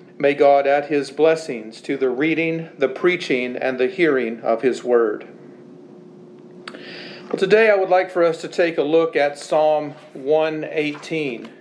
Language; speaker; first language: English; native; English